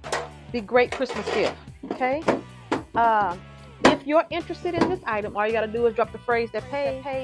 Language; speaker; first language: English; native; English